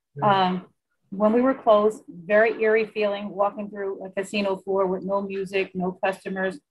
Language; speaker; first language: English; native; English